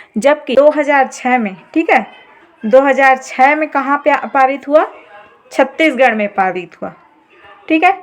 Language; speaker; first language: Hindi; native; Hindi